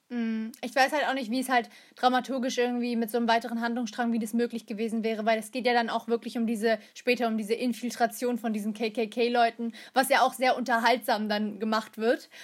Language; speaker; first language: German; early bilingual, other home language; Turkish